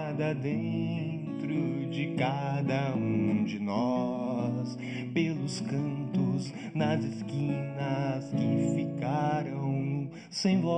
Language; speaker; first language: Portuguese; native; Portuguese